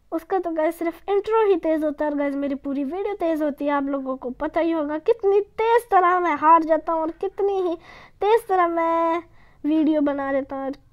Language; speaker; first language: Urdu; native; Urdu